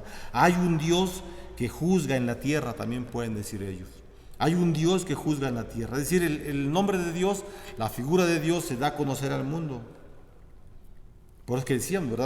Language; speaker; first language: Spanish; native; Spanish